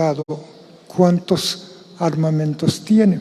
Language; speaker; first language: Spanish; non-native, fluent; Japanese